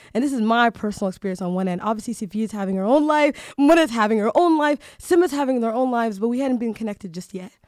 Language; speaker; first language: English; early bilingual, other home language; Somali